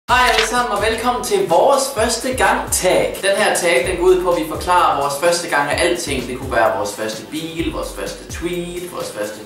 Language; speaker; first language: Danish; native; Danish